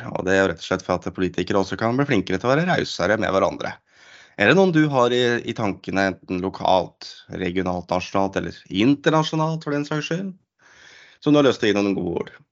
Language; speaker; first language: Norwegian; native; Norwegian